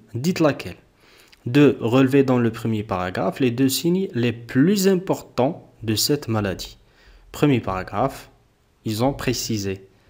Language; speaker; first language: French; non-native, local second language; Arabic